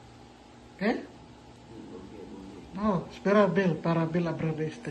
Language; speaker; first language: Spanish; non-native, learner; Filipino